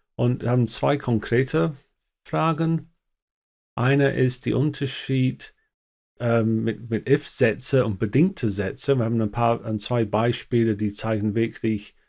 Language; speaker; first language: German; non-native, learner; English